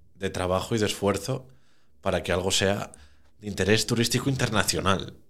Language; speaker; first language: Spanish; native; Spanish